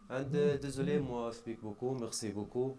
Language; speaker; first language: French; non-native, learner; Arabic